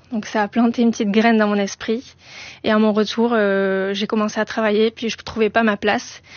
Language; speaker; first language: French; native; French